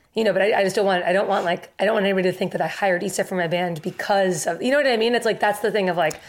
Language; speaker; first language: English; native; English